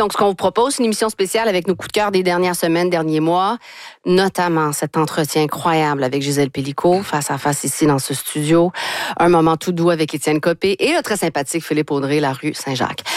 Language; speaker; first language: French; native; French